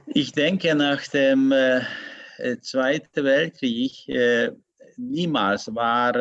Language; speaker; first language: German; non-native, learner; Hungarian